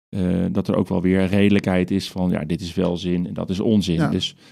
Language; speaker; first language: Dutch; native; Dutch